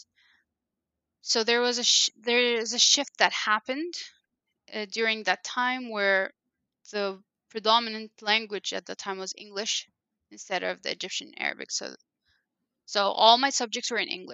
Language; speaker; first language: English; non-native, fluent; Arabic